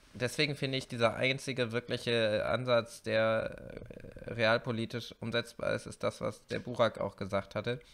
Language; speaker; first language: German; native; German